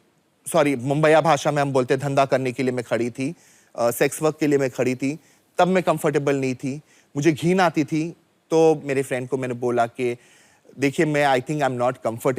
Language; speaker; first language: Hindi; native; Hindi